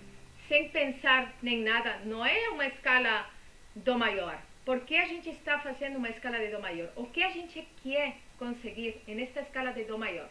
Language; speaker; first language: Portuguese; non-native, fluent; Spanish